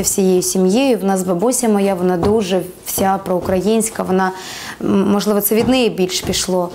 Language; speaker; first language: Ukrainian; non-native, local second language; Russian